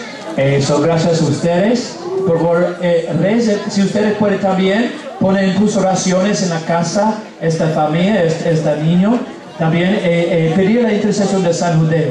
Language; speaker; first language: Spanish; non-native, learner; English